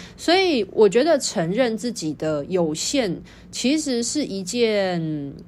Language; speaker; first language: Chinese; native; Chinese